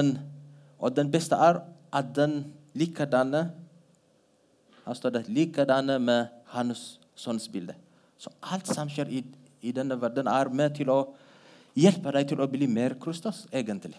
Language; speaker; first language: Norwegian; non-native, fluent; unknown